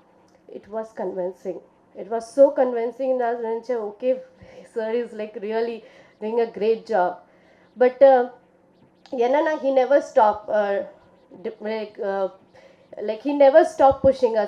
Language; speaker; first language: Tamil; non-native, fluent; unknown